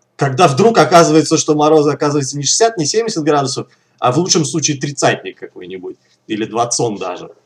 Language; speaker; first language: Russian; native; Russian